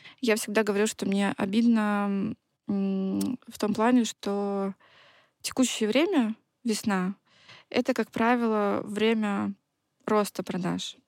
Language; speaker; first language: Russian; native; Russian